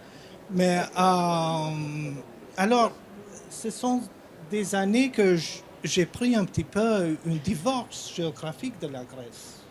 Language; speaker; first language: French; non-native, fluent; Albanian